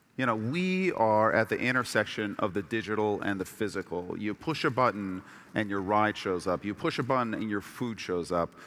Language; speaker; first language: English; early bilingual, other home language; Persian